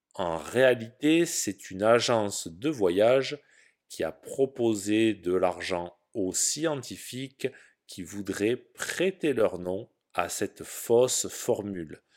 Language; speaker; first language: French; native; French